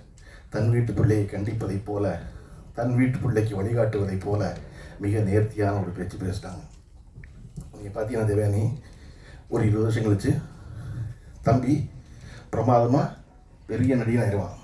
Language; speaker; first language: Tamil; native; Tamil